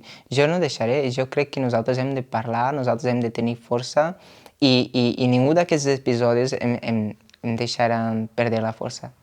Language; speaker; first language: Catalan; non-native, fluent; Portuguese